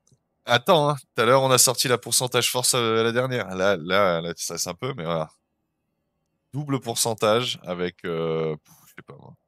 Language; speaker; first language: French; native; French